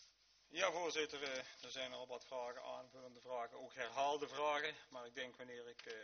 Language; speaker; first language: Dutch; native; Dutch